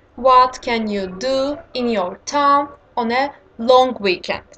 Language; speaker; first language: English; non-native, fluent; Turkish